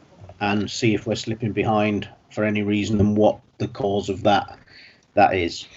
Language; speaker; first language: English; native; English